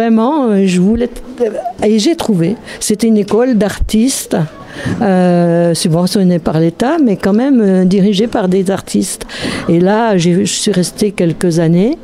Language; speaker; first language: French; native; French